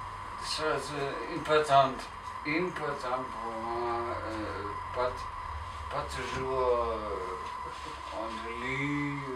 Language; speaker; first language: French; non-native, learner; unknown